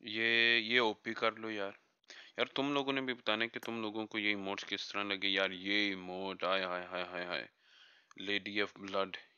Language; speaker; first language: Urdu; non-native, local second language; Punjabi